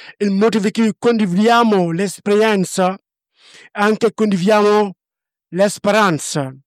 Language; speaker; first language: Italian; non-native, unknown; Wolof